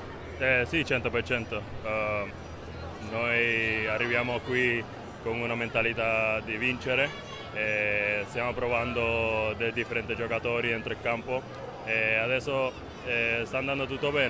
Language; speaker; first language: Italian; non-native, learner; Spanish